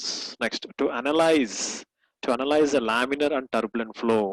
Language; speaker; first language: English; non-native, local second language; Telugu